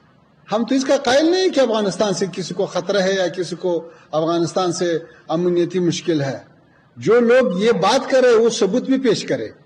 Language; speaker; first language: Hindi; non-native, fluent; Pashto